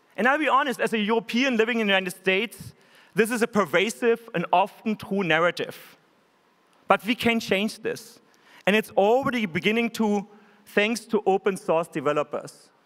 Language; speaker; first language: English; non-native, fluent; German